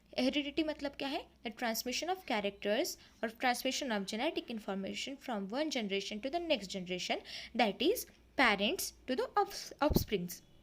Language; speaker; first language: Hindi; non-native, local second language; Marathi